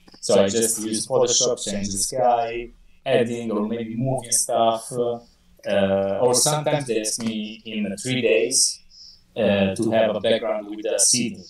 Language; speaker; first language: English; non-native, fluent; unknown